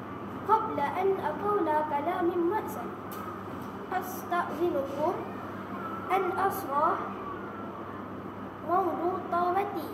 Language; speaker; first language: Arabic; non-native, learner; Malay